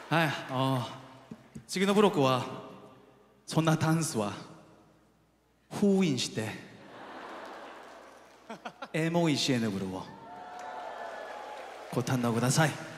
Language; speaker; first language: Japanese; non-native, fluent; Korean